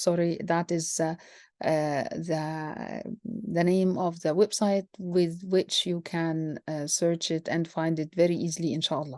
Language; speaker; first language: English; non-native, fluent; Arabic